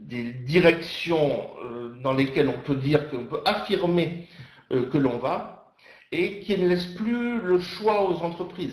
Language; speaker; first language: French; native; French